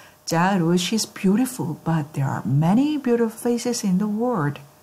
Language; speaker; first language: English; non-native, fluent; Korean